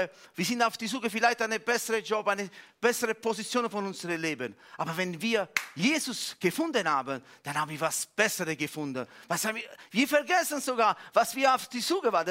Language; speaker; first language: German; non-native, fluent; Italian